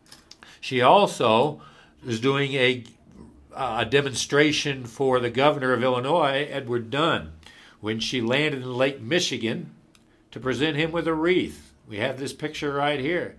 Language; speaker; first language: English; native; English